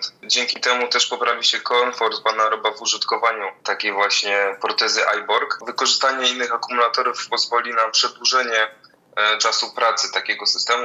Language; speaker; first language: Polish; native; Polish